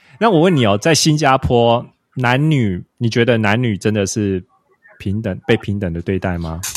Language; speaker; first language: Chinese; native; Chinese